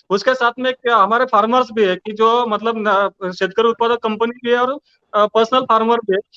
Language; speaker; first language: Hindi; non-native, local second language; Marathi